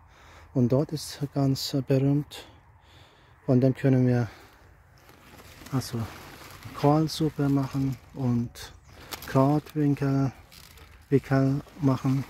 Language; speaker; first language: German; non-native, fluent; Turkish